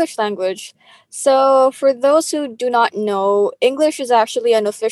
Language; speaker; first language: English; non-native, local second language; Filipino